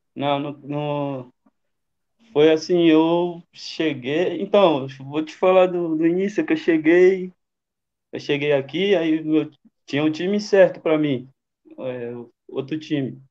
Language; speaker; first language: Portuguese; native; Portuguese